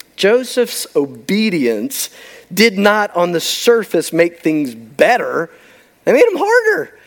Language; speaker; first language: English; native; English